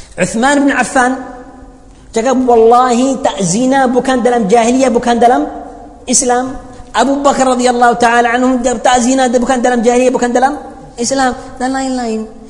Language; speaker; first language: Malay; non-native, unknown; Arabic